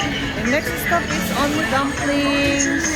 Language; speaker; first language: English; non-native, learner; Filipino